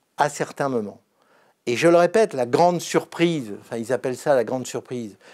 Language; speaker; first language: French; native; French